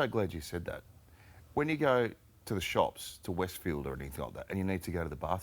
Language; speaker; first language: English; native; English